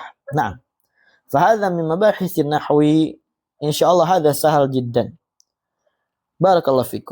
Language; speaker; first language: Arabic; non-native, fluent; Indonesian